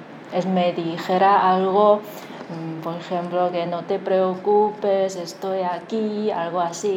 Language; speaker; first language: Spanish; non-native, fluent; Chinese